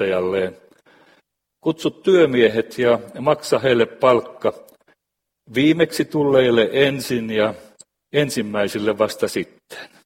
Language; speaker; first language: Finnish; native; Finnish